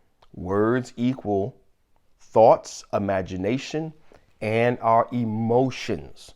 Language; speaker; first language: English; native; English